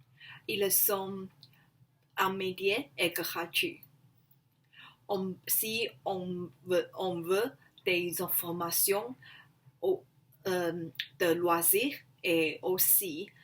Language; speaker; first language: French; non-native, learner; Chinese